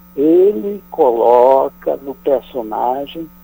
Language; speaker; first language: Portuguese; native; Portuguese